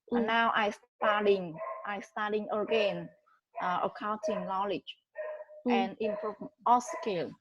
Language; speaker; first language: English; non-native, learner; Vietnamese